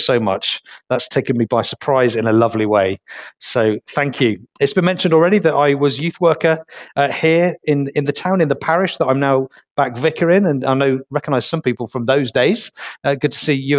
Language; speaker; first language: English; native; English